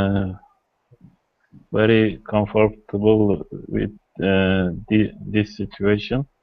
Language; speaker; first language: English; non-native, learner; Kurdish